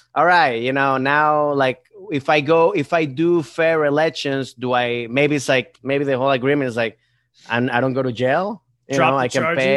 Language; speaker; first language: English; early bilingual, other home language; Spanish